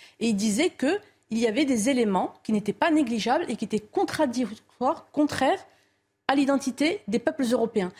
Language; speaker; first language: French; non-native, local second language; Arabic